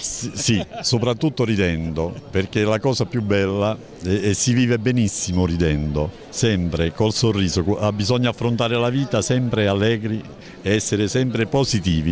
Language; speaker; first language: Italian; native; Italian